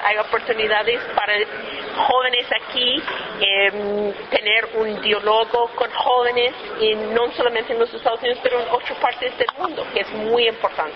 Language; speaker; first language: Spanish; non-native, fluent; English